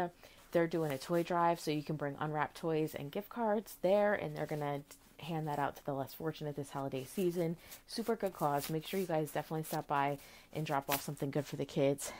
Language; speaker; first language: English; native; English